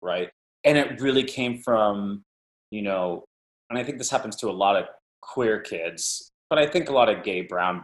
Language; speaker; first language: English; native; English